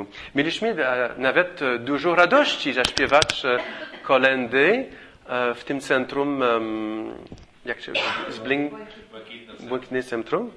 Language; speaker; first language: Polish; non-native, fluent; English